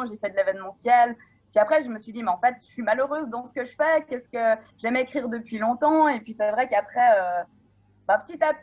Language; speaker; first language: French; native; French